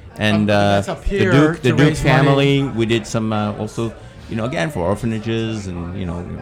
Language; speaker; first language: English; non-native, fluent; Spanish